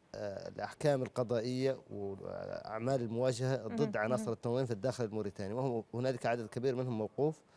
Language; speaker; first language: Arabic; native; Arabic